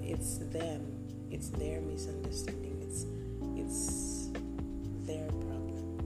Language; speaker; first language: English; non-native, fluent; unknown